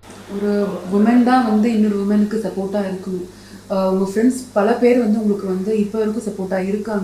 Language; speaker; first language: Tamil; native; Tamil